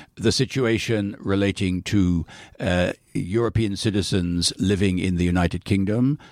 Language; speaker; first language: English; native; English